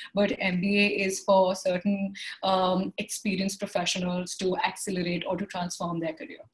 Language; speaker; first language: English; non-native, local second language; Hindi